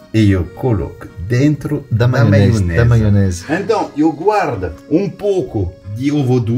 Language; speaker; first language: Portuguese; non-native, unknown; French